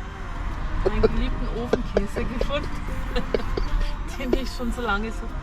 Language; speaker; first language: German; native; German